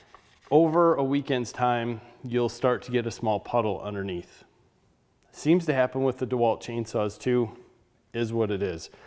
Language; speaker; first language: English; native; English